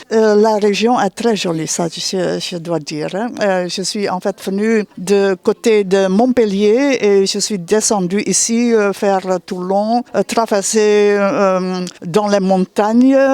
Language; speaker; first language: French; non-native, fluent; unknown